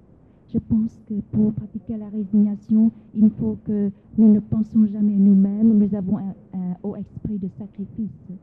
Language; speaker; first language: French; non-native, fluent; Vietnamese